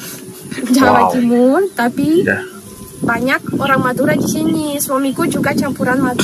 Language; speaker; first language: Indonesian; non-native, fluent; Russian